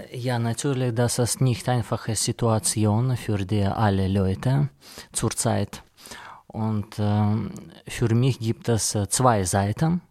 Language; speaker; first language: German; non-native, learner; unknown